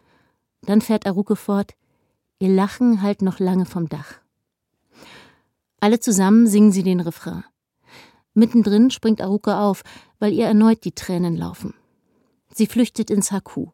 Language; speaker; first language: German; native; German